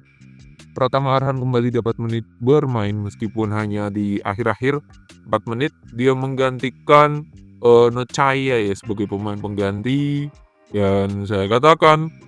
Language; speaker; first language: Indonesian; native; Indonesian